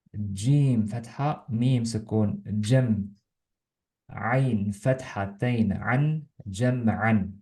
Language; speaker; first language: Arabic; non-native, learner; Estonian